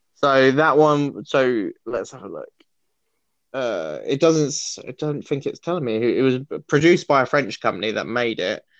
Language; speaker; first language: English; native; English